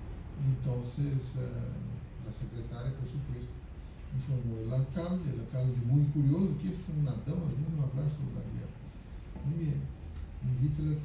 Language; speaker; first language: Spanish; non-native, fluent; Portuguese